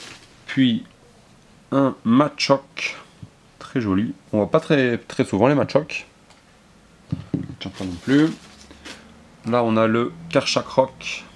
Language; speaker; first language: French; native; French